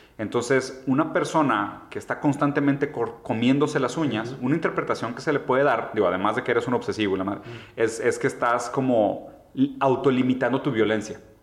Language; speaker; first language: Spanish; early bilingual, other home language; Portuguese